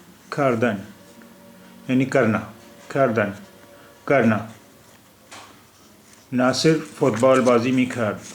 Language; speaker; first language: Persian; non-native, fluent; Urdu